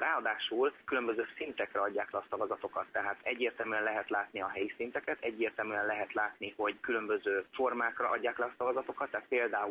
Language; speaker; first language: Hungarian; native; Hungarian